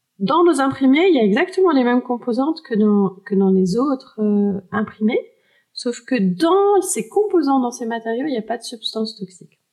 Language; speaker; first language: French; early bilingual, heritage; French